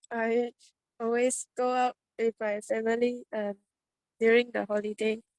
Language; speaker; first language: English; non-native, learner; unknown